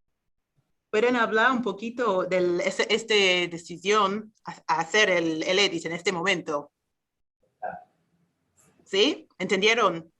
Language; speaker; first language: Spanish; non-native, fluent; English